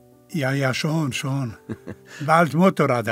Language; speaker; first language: German; non-native, fluent; Polish